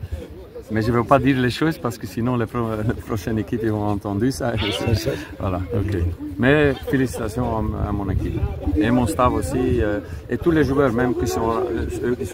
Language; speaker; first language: French; non-native, fluent; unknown